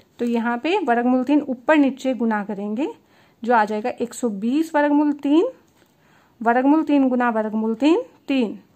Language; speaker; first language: Hindi; native; Hindi